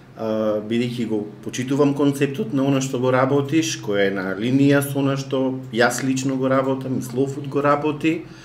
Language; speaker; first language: Macedonian; native; Macedonian